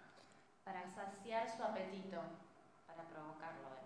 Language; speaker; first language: Spanish; native; Spanish